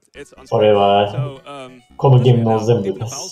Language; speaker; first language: Japanese; non-native, learner; English